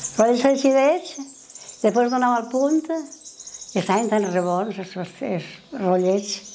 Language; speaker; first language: Catalan; native; Catalan